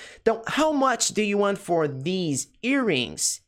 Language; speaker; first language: English; non-native, fluent; Portuguese